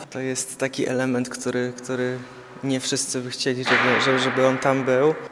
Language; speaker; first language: Polish; native; Polish